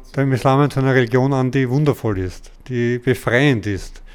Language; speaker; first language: German; native; German